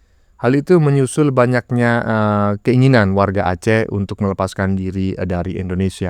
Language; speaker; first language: Indonesian; native; Indonesian